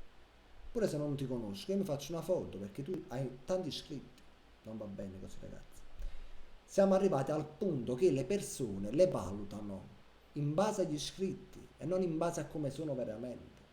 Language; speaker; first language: Italian; native; Italian